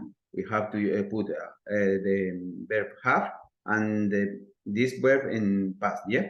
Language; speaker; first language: English; non-native, learner; Spanish